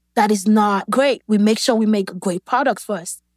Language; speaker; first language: English; non-native, local second language; Yoruba